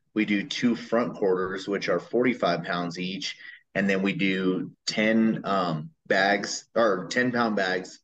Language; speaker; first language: English; native; English